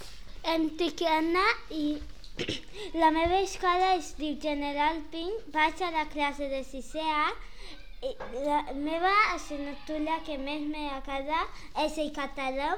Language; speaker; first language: Catalan; non-native, learner; Spanish